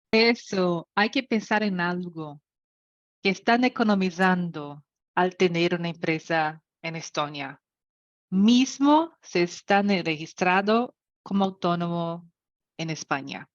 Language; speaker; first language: Spanish; non-native, learner; Portuguese